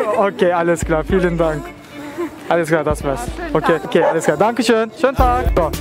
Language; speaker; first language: German; non-native, fluent; Turkish